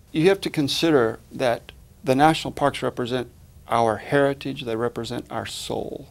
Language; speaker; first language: English; native; English